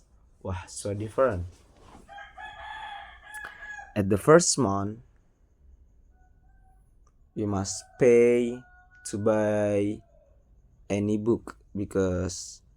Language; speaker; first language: English; non-native, learner; Indonesian